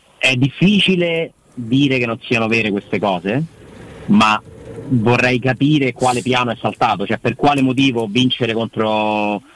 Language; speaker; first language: Italian; native; Italian